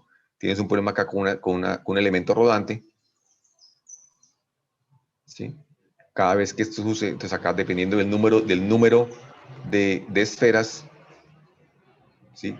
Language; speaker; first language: Spanish; native; Spanish